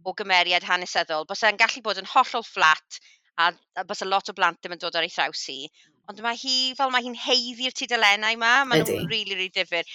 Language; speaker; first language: Welsh; native; Welsh